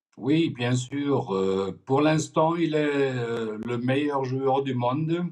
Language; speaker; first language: French; non-native, fluent; German